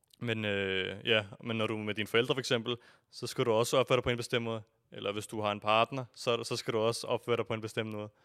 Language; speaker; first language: Danish; early bilingual, other home language; Urdu